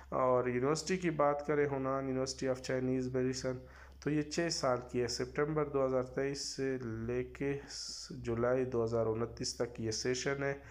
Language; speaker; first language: Urdu; non-native, local second language; Pashto